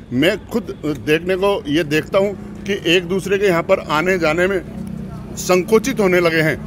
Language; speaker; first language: Hindi; native; Hindi